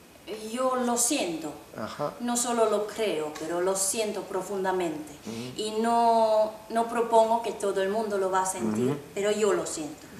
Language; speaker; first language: Spanish; non-native, fluent; Finnish